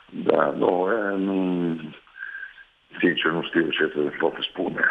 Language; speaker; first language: Romanian; non-native, fluent; Italian